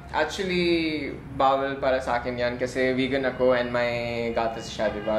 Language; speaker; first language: Filipino; non-native, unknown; Hindi